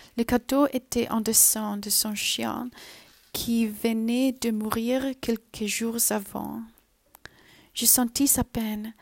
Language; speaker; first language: French; non-native, learner; Chinese